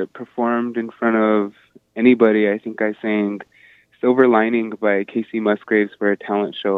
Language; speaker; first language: English; native; English